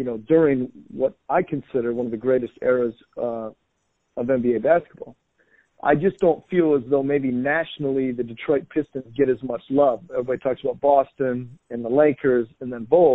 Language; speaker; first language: English; native; English